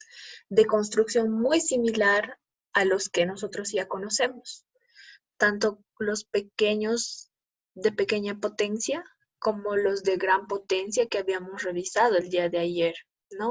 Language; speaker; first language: Spanish; native; Spanish